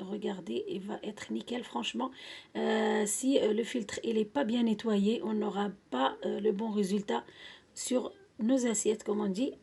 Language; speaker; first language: French; non-native, local second language; Arabic